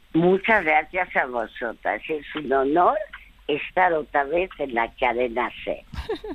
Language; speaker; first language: Spanish; early bilingual, other home language; French